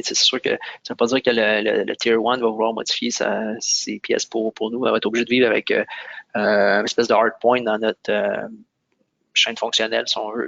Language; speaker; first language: French; native; French